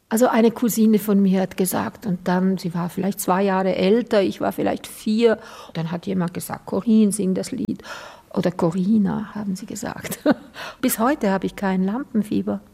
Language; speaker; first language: German; native; German